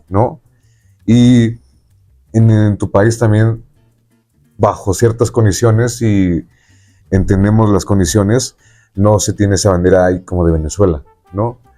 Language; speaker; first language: Spanish; native; Spanish